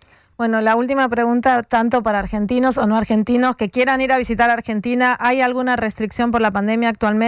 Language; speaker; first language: Spanish; native; Spanish